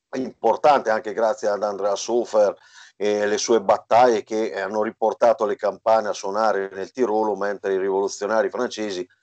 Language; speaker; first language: Italian; native; Italian